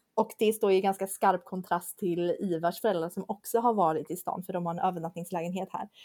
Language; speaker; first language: Swedish; native; Swedish